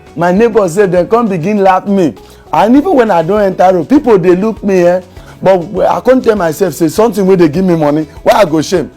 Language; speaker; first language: Nigerian Pidgin; native; Nigerian Pidgin